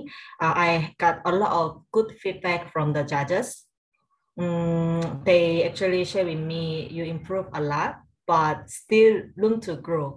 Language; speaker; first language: English; non-native, learner; Korean